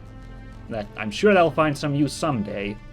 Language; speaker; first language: English; native; English